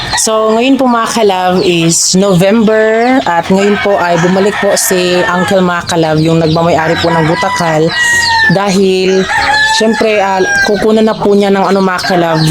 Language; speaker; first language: Filipino; non-native, local second language; Cebuano